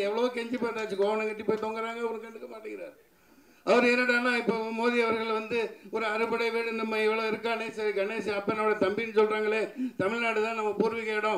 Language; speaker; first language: Tamil; native; Tamil